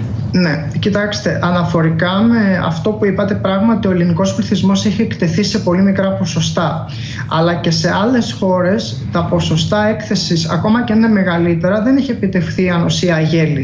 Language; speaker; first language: Greek; native; Greek